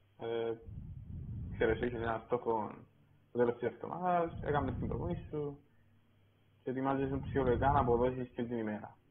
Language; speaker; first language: Greek; native; Greek